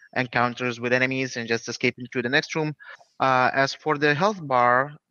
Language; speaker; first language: English; non-native, fluent; Lithuanian